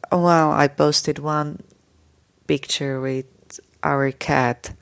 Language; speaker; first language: English; non-native, fluent; Slovak